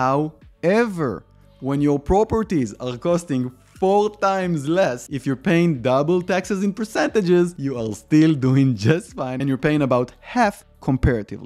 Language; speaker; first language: English; non-native, fluent; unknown